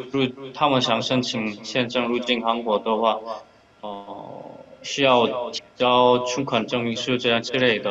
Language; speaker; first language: Chinese; non-native, fluent; Korean